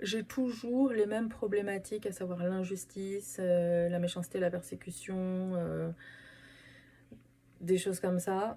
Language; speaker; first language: French; native; French